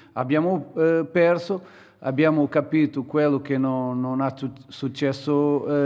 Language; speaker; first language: Italian; non-native, learner; Portuguese